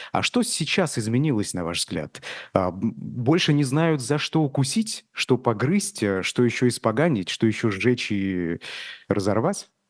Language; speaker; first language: Russian; native; Russian